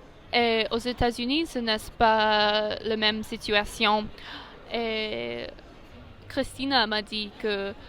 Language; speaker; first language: French; non-native, learner; English